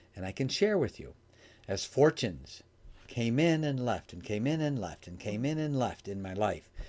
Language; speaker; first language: English; native; English